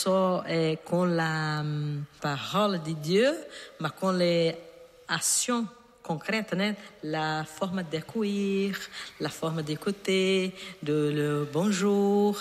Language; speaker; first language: French; non-native, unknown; Portuguese